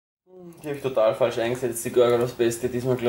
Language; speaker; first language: German; native; German